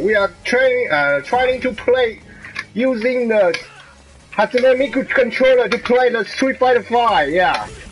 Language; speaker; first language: English; non-native, learner; Chinese